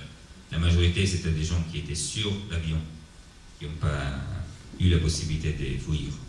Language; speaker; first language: French; non-native, learner; Italian